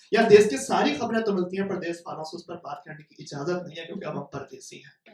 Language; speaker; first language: Urdu; native; Urdu